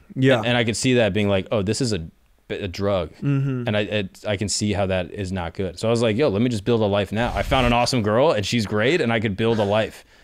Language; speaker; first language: English; native; English